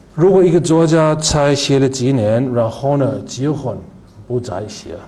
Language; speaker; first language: Chinese; non-native, fluent; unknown